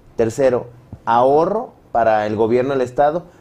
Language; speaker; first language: Spanish; native; Spanish